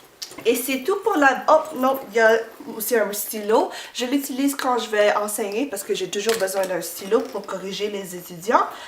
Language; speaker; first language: French; non-native, fluent; English